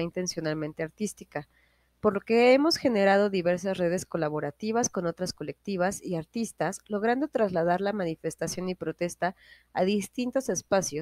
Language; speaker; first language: Spanish; native; Spanish